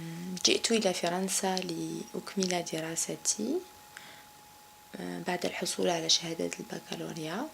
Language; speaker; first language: Arabic; non-native, local second language; Kabyle